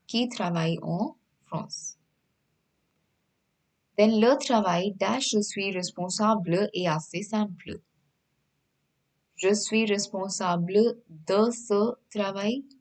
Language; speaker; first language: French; non-native, fluent; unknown